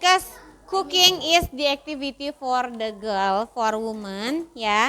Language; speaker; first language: English; non-native, fluent; Indonesian